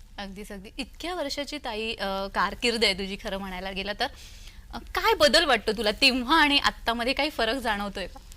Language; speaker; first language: Marathi; native; Marathi